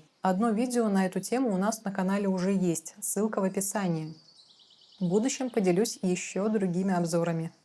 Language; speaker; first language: Russian; native; Russian